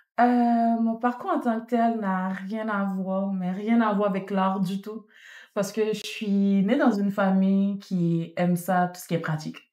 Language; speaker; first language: French; non-native, local second language; Haitian Creole